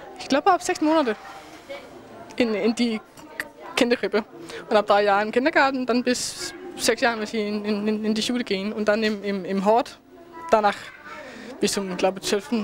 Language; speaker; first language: German; non-native, fluent; Danish